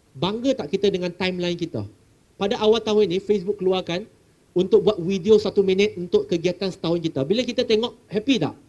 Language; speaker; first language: Malay; non-native, local second language; Chinese